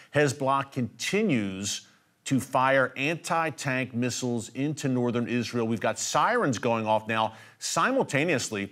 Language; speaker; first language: English; native; English